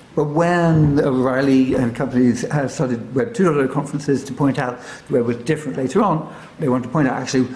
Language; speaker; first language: English; native; English